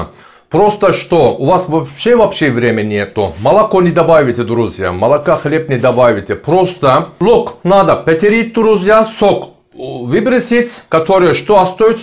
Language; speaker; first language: Russian; non-native, learner; Turkish